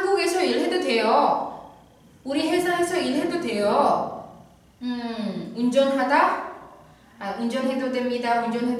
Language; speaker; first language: Korean; non-native, fluent; Indonesian